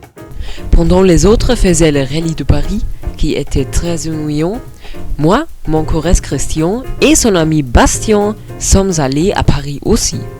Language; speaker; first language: French; non-native, learner; German